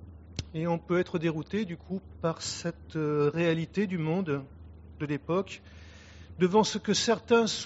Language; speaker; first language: French; native; French